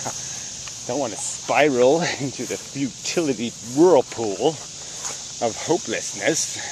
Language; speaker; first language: English; native; English